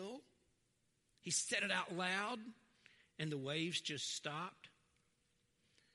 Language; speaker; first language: English; native; English